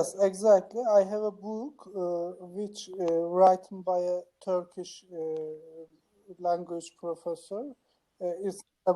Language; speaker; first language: English; non-native, learner; Turkish